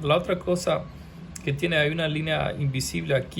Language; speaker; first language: Spanish; early bilingual, heritage; Spanish